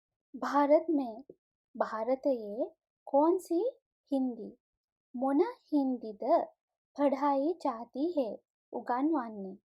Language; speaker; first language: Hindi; non-native, fluent; Sinhala